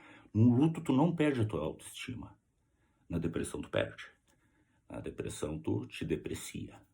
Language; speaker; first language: Portuguese; native; Portuguese